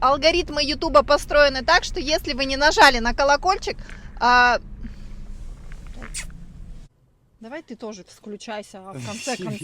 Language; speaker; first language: Russian; native; Russian